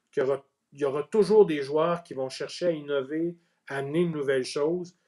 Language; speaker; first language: French; native; French